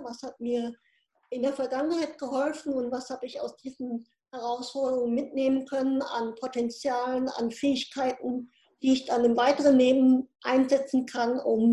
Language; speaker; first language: German; native; German